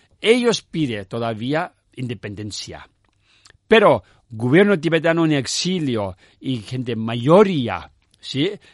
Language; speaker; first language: Spanish; non-native, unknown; Tibetan